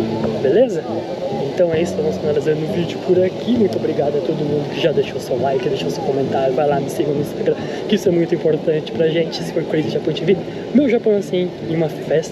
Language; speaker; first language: Portuguese; native; Portuguese